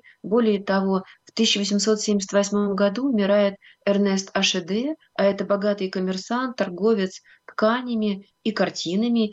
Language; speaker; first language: Russian; native; Russian